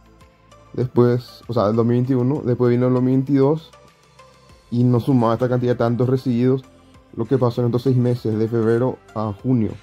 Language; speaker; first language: Spanish; native; Spanish